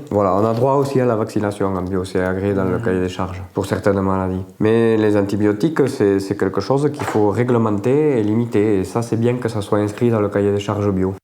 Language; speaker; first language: French; native; French